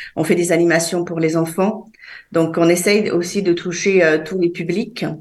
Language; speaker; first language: French; early bilingual, other home language; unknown